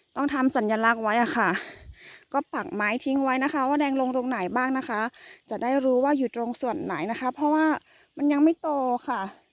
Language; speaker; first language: Thai; non-native, local second language; S'gaw Karen